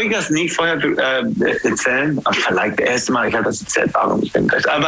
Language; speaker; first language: German; non-native, learner; English